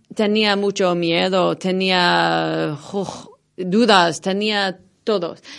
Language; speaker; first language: Spanish; non-native, learner; English